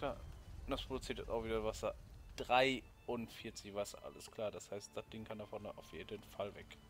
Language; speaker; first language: German; native; German